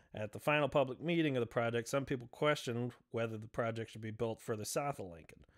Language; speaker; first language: English; native; English